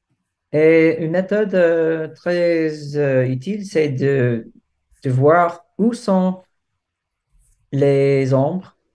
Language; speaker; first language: French; non-native, fluent; English